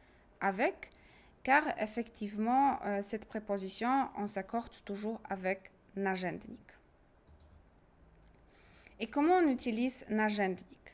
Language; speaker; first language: French; non-native, fluent; Polish